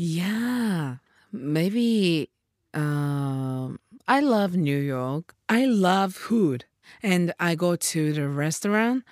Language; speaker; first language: English; non-native, learner; Japanese